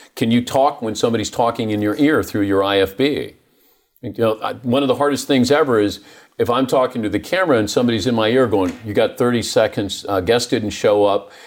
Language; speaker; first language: English; native; English